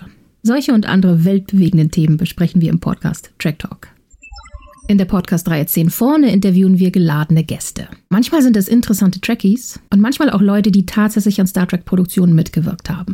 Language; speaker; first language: German; native; German